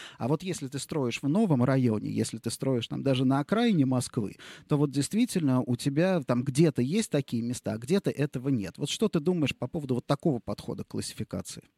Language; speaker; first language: Russian; native; Russian